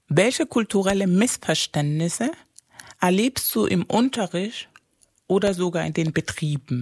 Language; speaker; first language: German; non-native, fluent; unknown